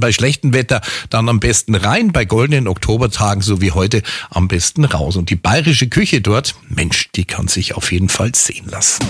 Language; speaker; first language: German; native; German